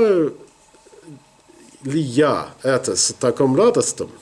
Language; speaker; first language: Russian; non-native, learner; English